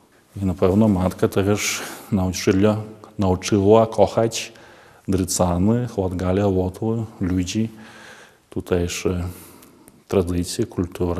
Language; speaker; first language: Polish; non-native, learner; Latvian